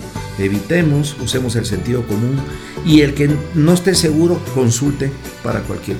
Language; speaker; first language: Spanish; native; Spanish